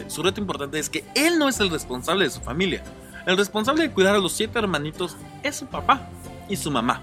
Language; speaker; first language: Spanish; native; Spanish